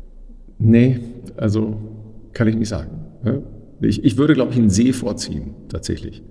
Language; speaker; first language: German; native; German